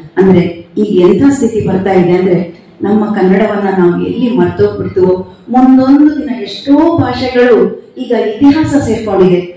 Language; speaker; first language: Kannada; non-native, local second language; Konkani